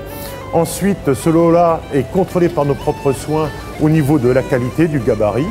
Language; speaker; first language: French; native; French